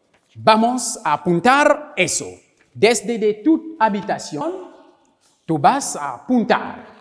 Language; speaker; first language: Spanish; non-native, local second language; French